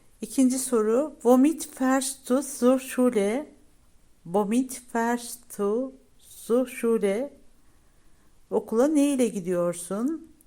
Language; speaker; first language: Turkish; native; Turkish